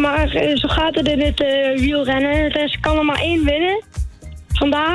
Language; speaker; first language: Dutch; native; Dutch